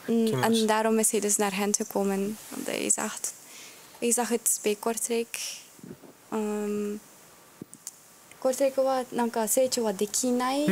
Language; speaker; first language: Dutch; early bilingual, other home language; Japanese